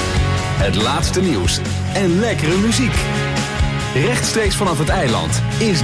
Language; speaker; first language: Dutch; native; Dutch